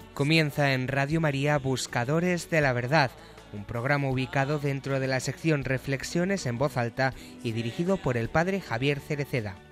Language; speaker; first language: Spanish; native; Spanish